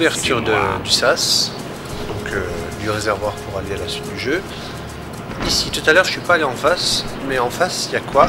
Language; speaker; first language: French; native; French